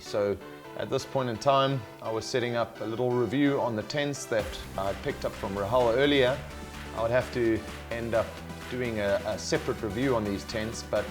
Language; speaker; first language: English; native; English